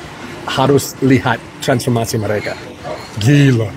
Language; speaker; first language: Indonesian; non-native, fluent; English